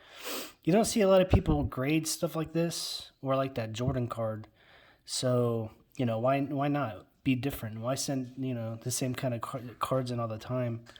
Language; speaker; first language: English; native; English